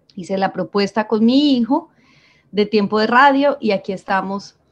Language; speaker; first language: Spanish; native; Spanish